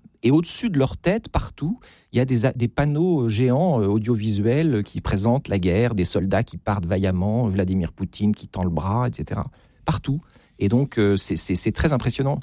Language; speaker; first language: French; native; French